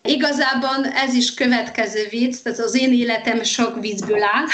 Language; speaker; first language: Hungarian; non-native, fluent; Polish